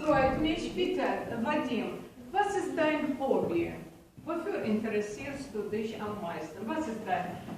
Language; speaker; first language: German; non-native, fluent; Russian